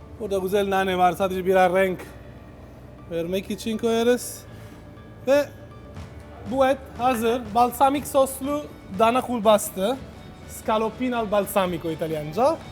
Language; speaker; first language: Turkish; non-native, learner; Italian